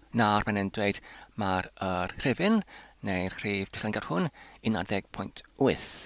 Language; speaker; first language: Welsh; non-native, learner; Polish